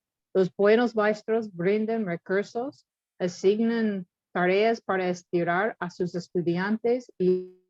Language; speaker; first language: Spanish; non-native, learner; English